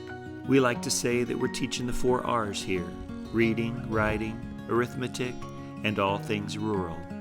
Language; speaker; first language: English; native; English